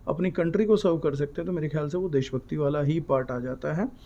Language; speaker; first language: Hindi; native; Hindi